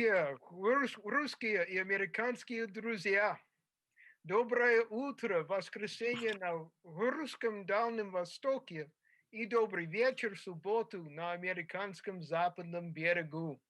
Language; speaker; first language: Russian; non-native, fluent; English